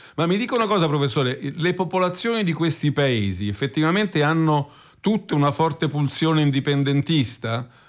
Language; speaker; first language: Italian; native; Italian